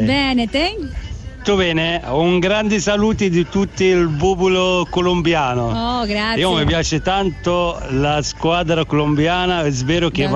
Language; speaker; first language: Italian; non-native, learner; Arabic